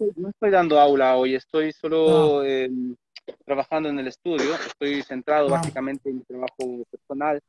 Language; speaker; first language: Portuguese; non-native, learner; Spanish